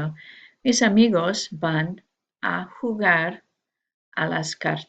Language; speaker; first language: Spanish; non-native, learner; English